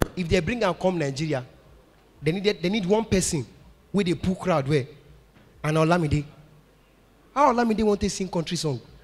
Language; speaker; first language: Nigerian Pidgin; native; Nigerian Pidgin